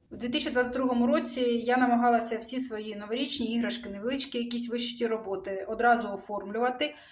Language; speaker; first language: Ukrainian; non-native, local second language; Russian